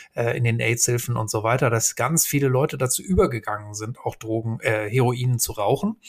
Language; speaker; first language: German; native; German